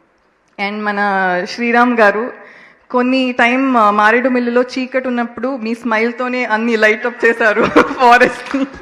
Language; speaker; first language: Telugu; non-native, local second language; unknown